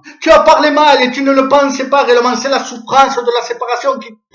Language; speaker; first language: French; native; French